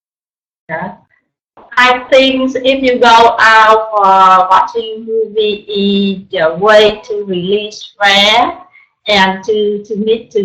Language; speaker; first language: English; non-native, learner; Vietnamese